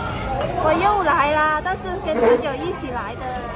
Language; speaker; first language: Chinese; non-native, local second language; Cantonese